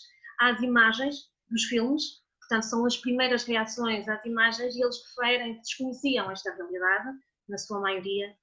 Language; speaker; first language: Portuguese; native; Portuguese